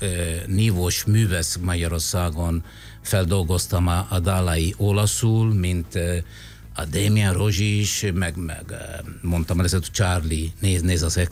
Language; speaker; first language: Hungarian; non-native, fluent; Italian